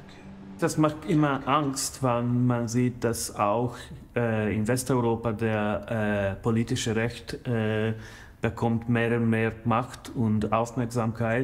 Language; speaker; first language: German; non-native, fluent; Hungarian